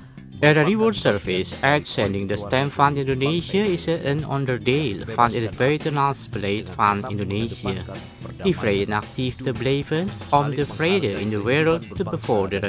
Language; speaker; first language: Dutch; non-native, learner; Indonesian